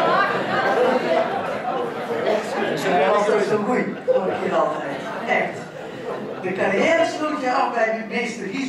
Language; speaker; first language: Dutch; native; Dutch